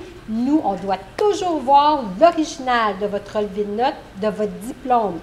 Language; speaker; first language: French; native; French